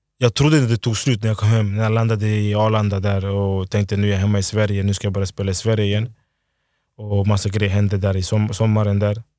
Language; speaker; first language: Swedish; early bilingual, other home language; Lingala